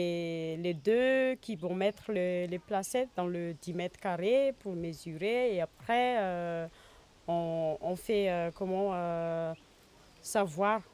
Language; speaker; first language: French; non-native, local second language; Malagasy